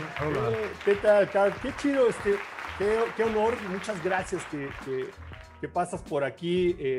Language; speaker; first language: Spanish; native; Spanish